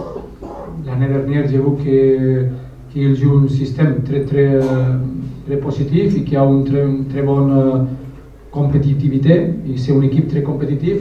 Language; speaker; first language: French; non-native, learner; Spanish